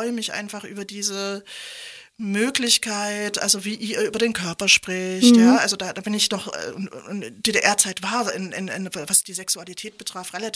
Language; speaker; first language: German; native; German